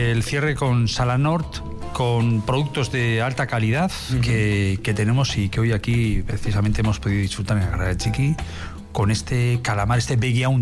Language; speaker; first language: Spanish; native; Spanish